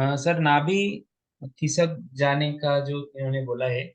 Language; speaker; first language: Hindi; non-native, local second language; Marathi